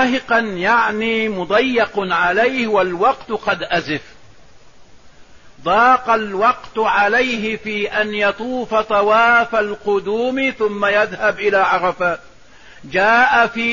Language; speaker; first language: Arabic; native; Arabic